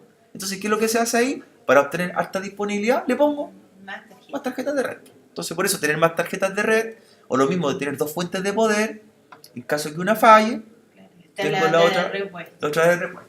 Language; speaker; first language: Spanish; native; Spanish